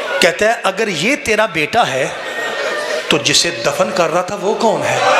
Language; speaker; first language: Urdu; non-native, local second language; Punjabi